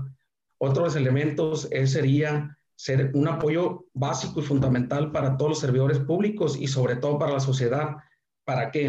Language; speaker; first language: Spanish; native; Spanish